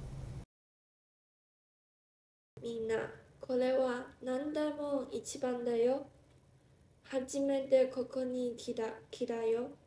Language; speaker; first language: Japanese; non-native, learner; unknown